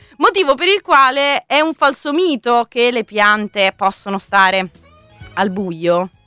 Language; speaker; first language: Italian; native; Italian